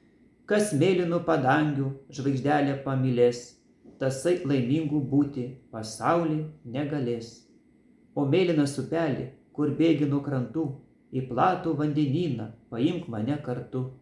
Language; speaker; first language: Lithuanian; native; Lithuanian